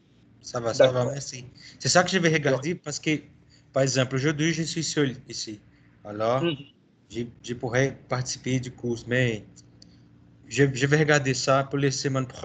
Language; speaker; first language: French; non-native, learner; Portuguese